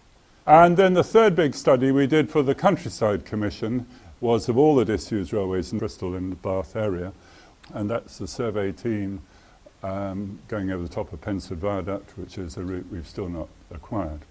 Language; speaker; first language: English; native; English